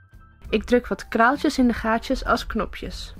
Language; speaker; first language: Dutch; native; Dutch